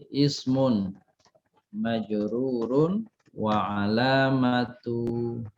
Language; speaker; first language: Arabic; non-native, fluent; Indonesian